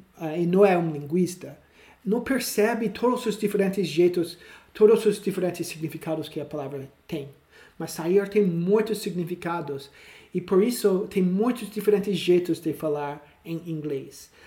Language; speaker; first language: Portuguese; non-native, learner; English